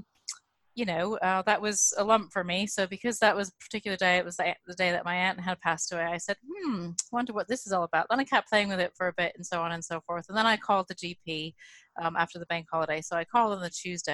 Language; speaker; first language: English; native; English